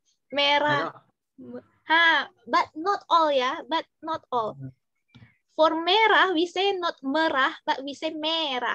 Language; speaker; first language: English; non-native, fluent; Indonesian